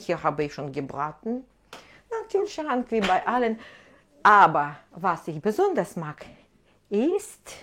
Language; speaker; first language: German; non-native, fluent; Russian